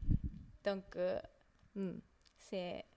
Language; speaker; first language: French; non-native, learner; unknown